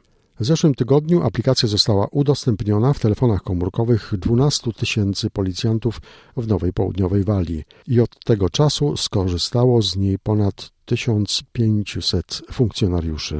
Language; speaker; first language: Polish; native; Polish